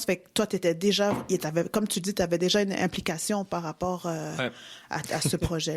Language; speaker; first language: French; native; French